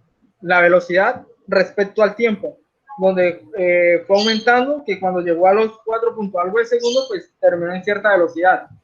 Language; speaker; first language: Spanish; native; Spanish